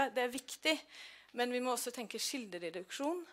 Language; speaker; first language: Norwegian; non-native, fluent; English